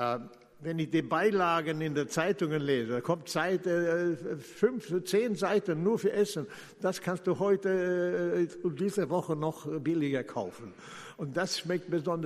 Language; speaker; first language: German; non-native, fluent; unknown